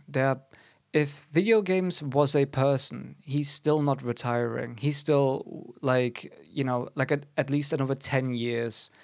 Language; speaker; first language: English; non-native, fluent; German